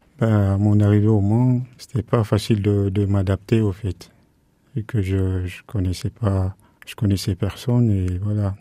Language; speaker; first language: French; non-native, local second language; Fula